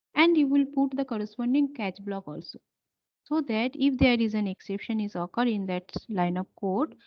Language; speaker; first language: English; non-native, local second language; Bangla